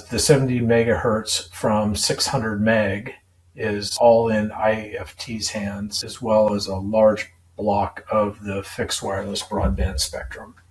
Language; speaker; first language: English; native; English